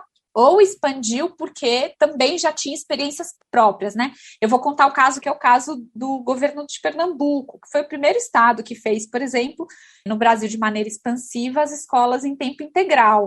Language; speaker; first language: Portuguese; native; Portuguese